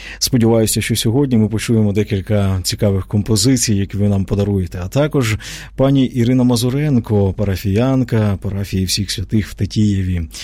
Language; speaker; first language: Ukrainian; native; Ukrainian